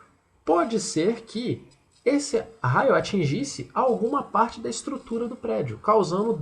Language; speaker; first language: Portuguese; native; Portuguese